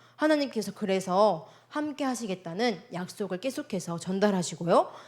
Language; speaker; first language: Korean; native; Korean